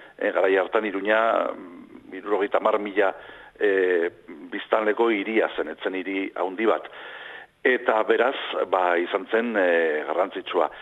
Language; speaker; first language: Basque; non-native, local second language; Spanish